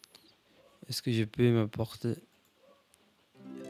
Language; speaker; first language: French; non-native, learner; English